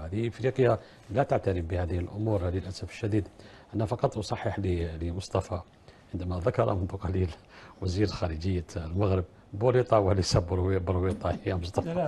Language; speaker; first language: Arabic; native; Arabic